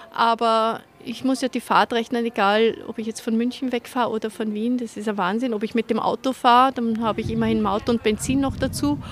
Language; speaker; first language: German; native; German